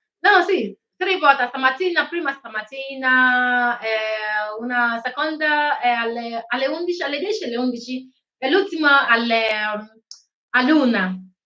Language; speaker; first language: Italian; non-native, learner; Igbo